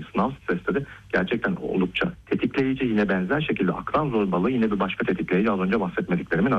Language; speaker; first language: Turkish; native; Turkish